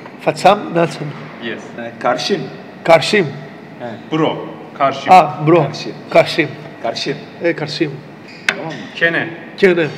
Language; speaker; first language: Turkish; non-native, learner; Greek